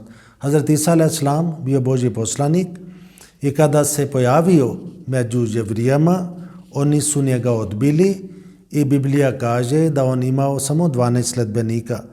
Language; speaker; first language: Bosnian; non-native, learner; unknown